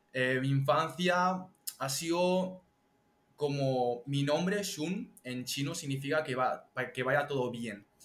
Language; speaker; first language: Spanish; early bilingual, other home language; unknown